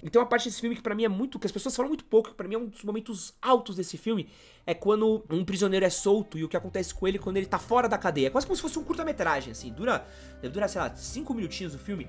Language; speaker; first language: Portuguese; native; Portuguese